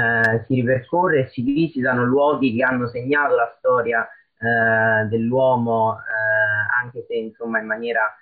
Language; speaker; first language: Italian; native; Italian